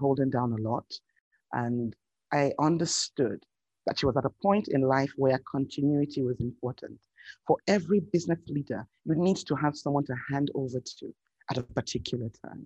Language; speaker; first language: English; non-native, local second language; Yoruba